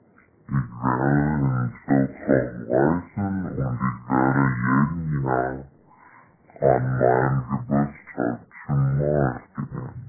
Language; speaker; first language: German; non-native, learner; English